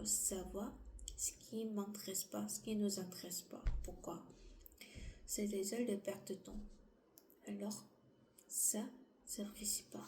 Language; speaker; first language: French; non-native, learner; Korean